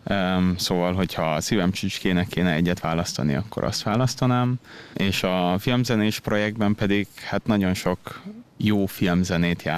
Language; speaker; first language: Hungarian; native; Hungarian